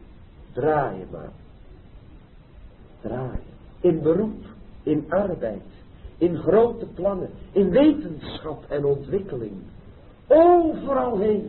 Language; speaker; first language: Dutch; native; Dutch